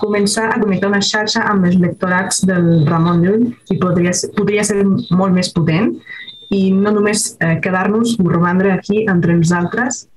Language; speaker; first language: Catalan; non-native, fluent; Spanish